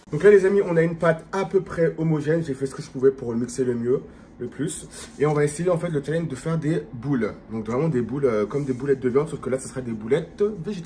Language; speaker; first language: French; native; French